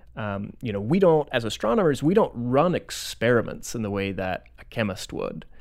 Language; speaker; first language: English; native; English